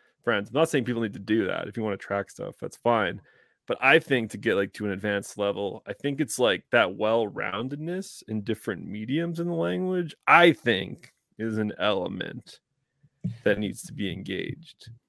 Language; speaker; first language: English; native; English